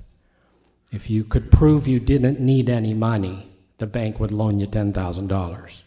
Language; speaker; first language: English; native; English